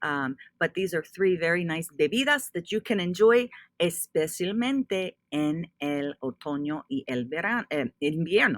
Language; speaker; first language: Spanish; non-native, fluent; English